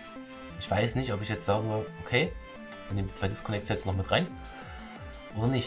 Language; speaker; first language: German; native; German